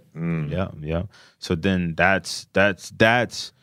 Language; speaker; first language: English; native; English